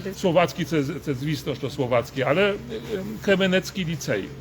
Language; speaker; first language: Ukrainian; non-native, learner; Polish